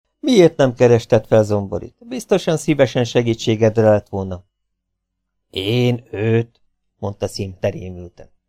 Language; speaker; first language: Hungarian; native; Hungarian